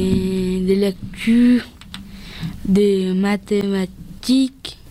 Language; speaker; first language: French; non-native, learner; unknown